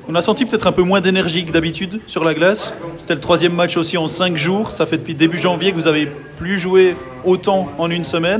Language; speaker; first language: French; native; French